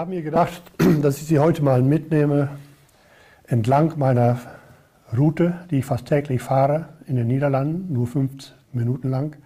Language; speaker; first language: German; non-native, fluent; Dutch